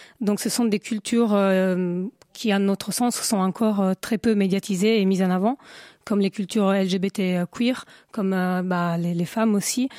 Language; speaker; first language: French; non-native, fluent; Italian